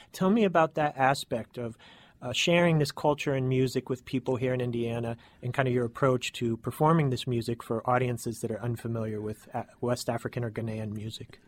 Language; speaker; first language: English; native; English